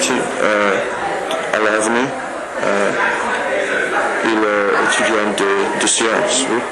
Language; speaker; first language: French; non-native, learner; English